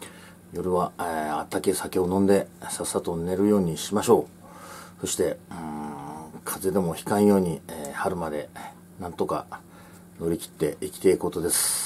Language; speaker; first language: Japanese; native; Japanese